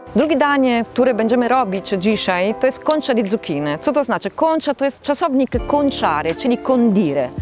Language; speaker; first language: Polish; non-native, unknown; Italian